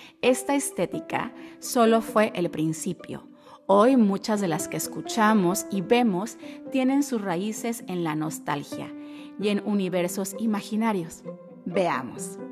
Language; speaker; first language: Spanish; native; Spanish